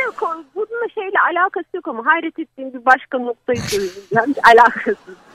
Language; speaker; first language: Turkish; native; Turkish